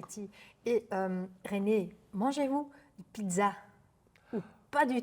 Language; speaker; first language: French; non-native, local second language; Dutch